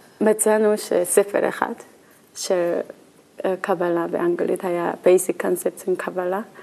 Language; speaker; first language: Hebrew; non-native, learner; Korean